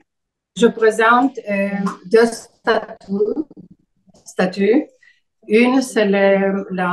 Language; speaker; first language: French; non-native, learner; Hebrew